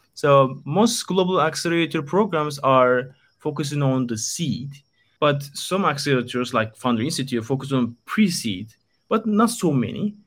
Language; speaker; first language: English; non-native, fluent; Turkish